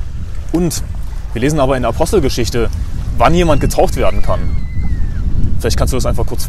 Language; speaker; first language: German; native; German